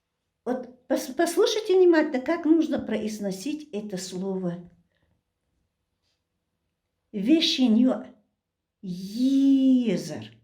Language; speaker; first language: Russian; non-native, local second language; Chechen